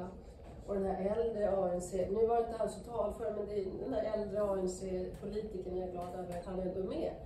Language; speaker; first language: Swedish; native; Swedish